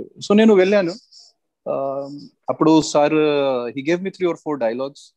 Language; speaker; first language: Telugu; non-native, local second language; Hindi